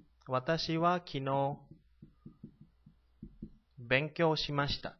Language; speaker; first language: Japanese; non-native, fluent; Chinese